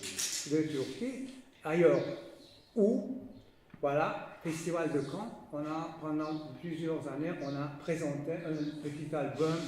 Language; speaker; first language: French; non-native, fluent; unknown